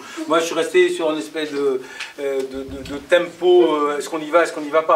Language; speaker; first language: French; native; French